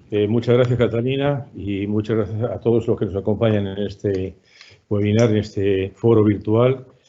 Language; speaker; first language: Spanish; native; Spanish